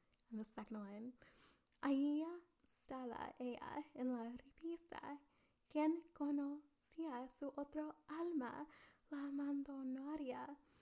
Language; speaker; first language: Spanish; early bilingual, other home language; English